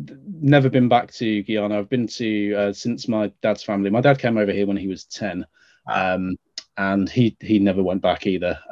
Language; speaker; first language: English; native; English